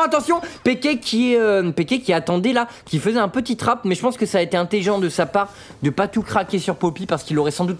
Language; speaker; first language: French; native; French